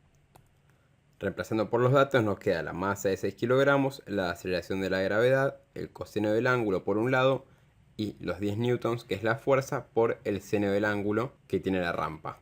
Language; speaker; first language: Spanish; native; Spanish